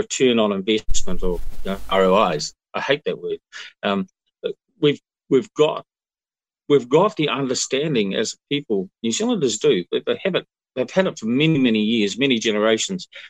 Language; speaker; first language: English; native; English